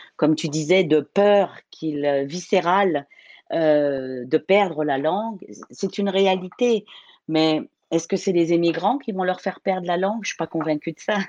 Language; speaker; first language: French; native; French